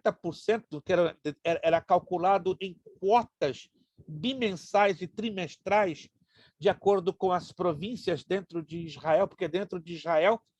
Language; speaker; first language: Portuguese; native; Portuguese